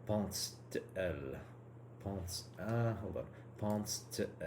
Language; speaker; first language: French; non-native, learner; English